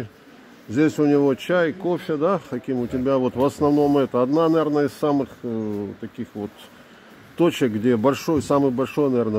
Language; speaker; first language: Russian; native; Russian